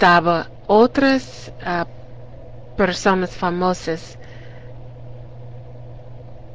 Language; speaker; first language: Spanish; non-native, learner; English